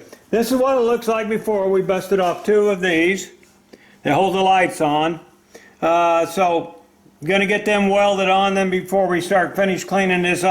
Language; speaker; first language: English; native; English